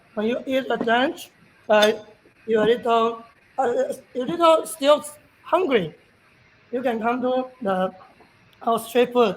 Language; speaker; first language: English; non-native, learner; Chinese